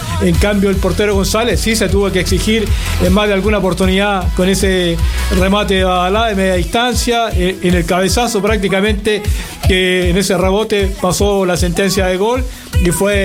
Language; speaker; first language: Spanish; native; Spanish